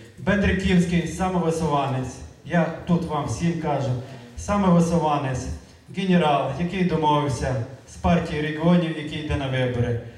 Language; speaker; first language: Ukrainian; native; Ukrainian